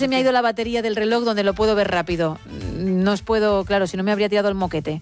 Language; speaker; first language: Spanish; native; Spanish